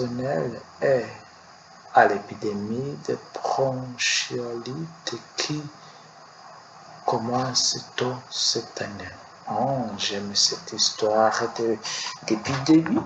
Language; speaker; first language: French; non-native, learner; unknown